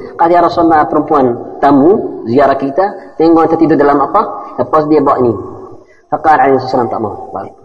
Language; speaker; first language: Malay; non-native, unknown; Arabic